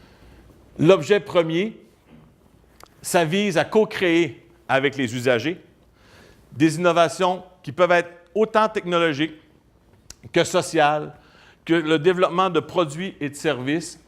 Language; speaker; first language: French; native; French